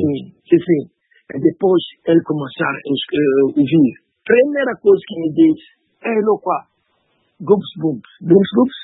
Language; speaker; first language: Portuguese; non-native, learner; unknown